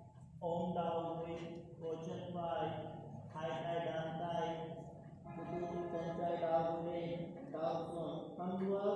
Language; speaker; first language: Vietnamese; non-native, learner; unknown